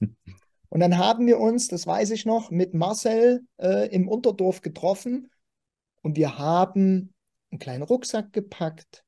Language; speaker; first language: German; native; German